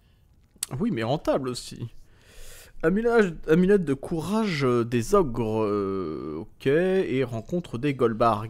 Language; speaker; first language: French; native; French